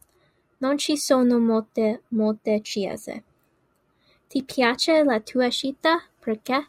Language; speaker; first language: Italian; non-native, learner; English